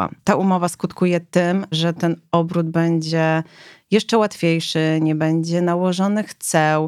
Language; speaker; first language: Polish; native; Polish